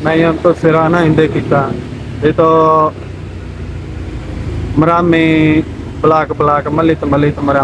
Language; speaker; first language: Filipino; non-native, learner; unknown